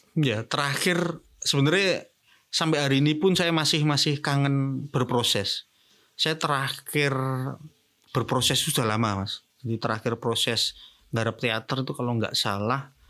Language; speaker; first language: Indonesian; non-native, local second language; Javanese